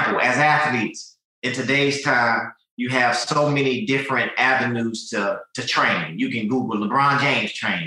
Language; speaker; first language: English; native; English